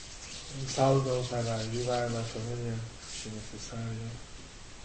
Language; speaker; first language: Spanish; non-native, learner; English